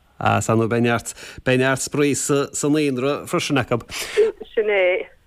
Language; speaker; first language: Irish; native; Irish